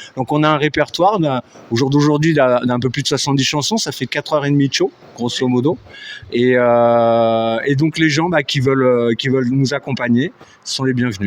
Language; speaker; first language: French; native; French